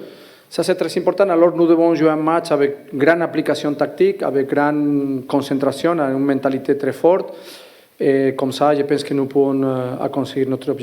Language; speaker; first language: French; non-native, learner; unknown